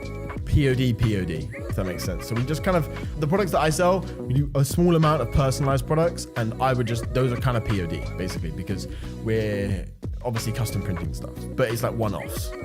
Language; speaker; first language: English; native; English